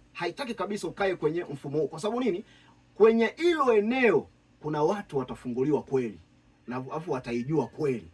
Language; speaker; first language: Swahili; native; Swahili